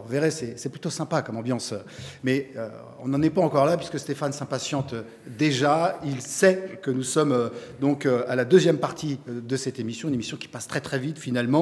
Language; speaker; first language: French; native; French